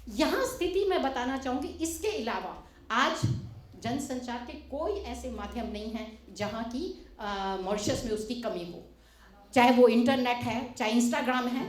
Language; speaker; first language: Hindi; non-native, local second language; Morisyen